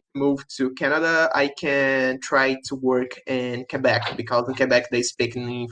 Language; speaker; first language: English; non-native, learner; Portuguese